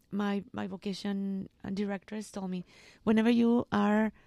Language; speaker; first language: English; non-native, fluent; Spanish